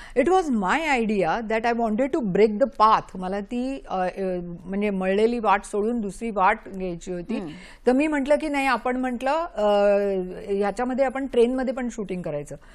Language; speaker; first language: Marathi; native; Marathi